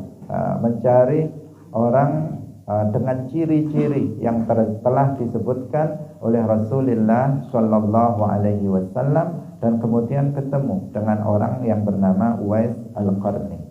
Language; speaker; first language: Indonesian; non-native, local second language; Javanese